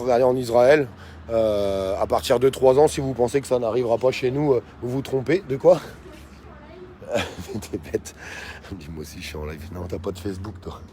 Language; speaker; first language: French; native; French